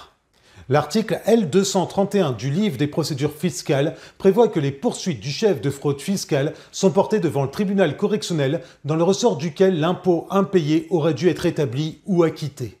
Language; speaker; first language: French; native; French